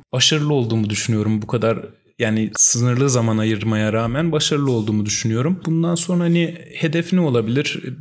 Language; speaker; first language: Turkish; native; Turkish